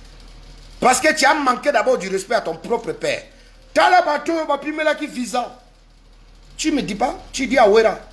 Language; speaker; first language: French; non-native, local second language; Lingala